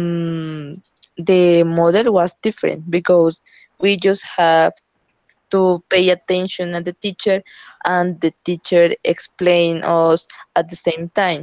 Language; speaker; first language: English; non-native, learner; Spanish